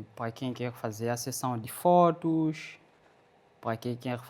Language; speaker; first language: Portuguese; non-native, fluent; French